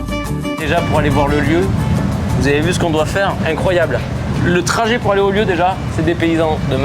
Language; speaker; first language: French; native; French